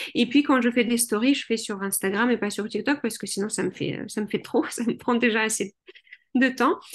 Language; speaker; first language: French; early bilingual, other home language; Russian